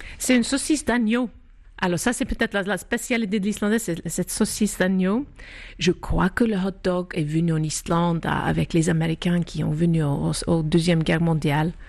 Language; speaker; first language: French; non-native, fluent; Icelandic